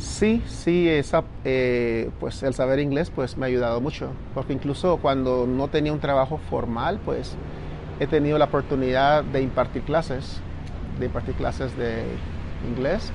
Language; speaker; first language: Spanish; native; Spanish